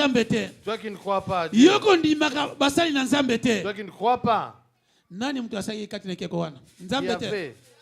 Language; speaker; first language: French; non-native, local second language; Lingala